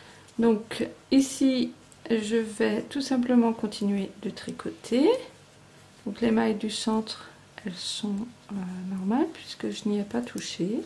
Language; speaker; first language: French; native; French